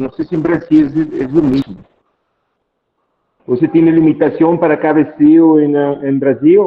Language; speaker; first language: Portuguese; non-native, fluent; Spanish